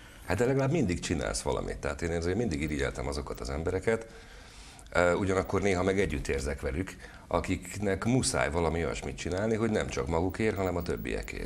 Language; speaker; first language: Hungarian; native; Hungarian